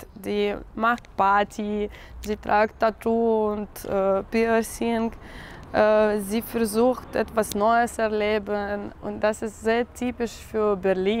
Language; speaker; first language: German; non-native, learner; Russian